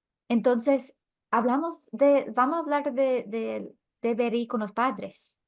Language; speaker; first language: Spanish; non-native, fluent; English